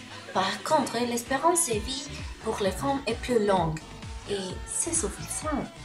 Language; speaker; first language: French; non-native, learner; Spanish